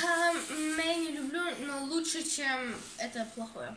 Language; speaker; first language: Russian; early bilingual, heritage; German